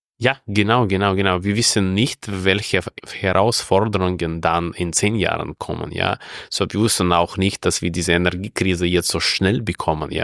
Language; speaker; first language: German; non-native, fluent; Russian